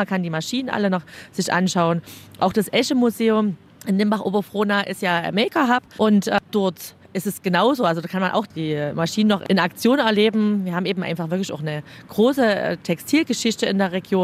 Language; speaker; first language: German; native; German